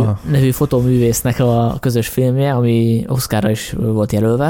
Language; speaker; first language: Hungarian; native; Hungarian